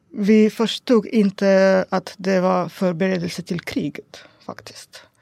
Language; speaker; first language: Swedish; non-native, learner; Russian